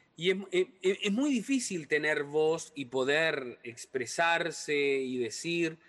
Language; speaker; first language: Spanish; non-native, local second language; Portuguese